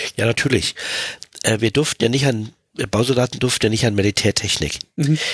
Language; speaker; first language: German; native; German